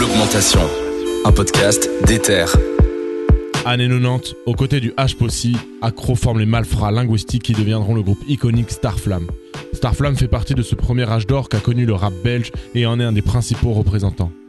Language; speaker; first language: French; native; French